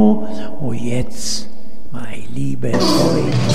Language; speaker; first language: German; non-native, learner; Italian